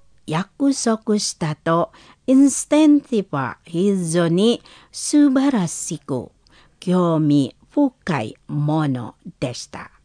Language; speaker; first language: Japanese; non-native, fluent; Indonesian